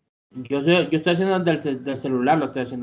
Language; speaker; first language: Spanish; native; Spanish